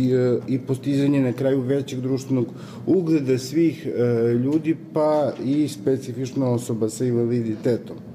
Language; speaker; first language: Serbian; native; Serbian